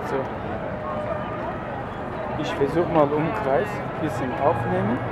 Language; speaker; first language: German; non-native, learner; Turkish